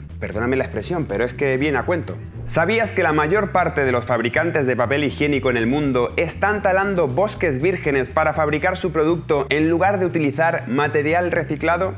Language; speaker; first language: Spanish; native; Spanish